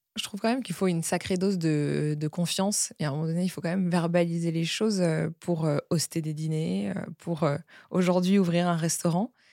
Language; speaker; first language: French; native; French